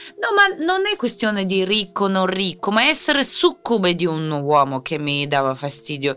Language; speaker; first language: Italian; non-native, fluent; Russian